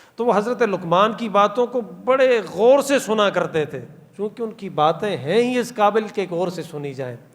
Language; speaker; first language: Urdu; non-native, local second language; Pashto